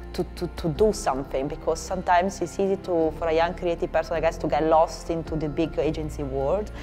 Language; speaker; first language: English; non-native, fluent; Italian